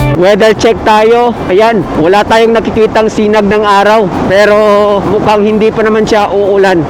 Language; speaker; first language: Filipino; non-native, local second language; Cebuano